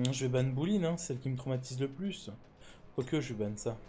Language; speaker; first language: French; native; French